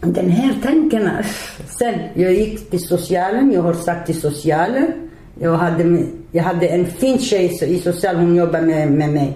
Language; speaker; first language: Swedish; non-native, learner; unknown